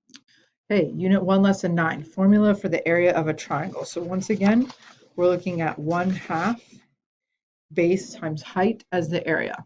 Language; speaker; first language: English; native; English